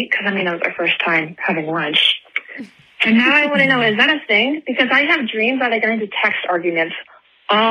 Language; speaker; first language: English; native; English